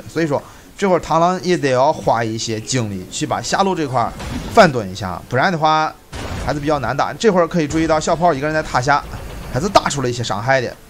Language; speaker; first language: Chinese; native; Chinese